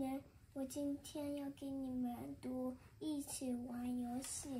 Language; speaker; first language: Chinese; early bilingual, heritage; Chinese